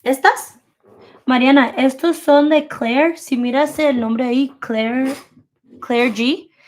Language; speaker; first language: Spanish; early bilingual, heritage; Spanish